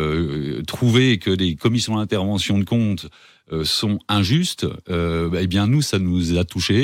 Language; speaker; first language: French; native; French